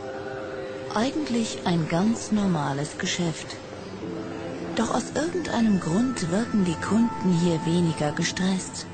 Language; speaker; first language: German; native; German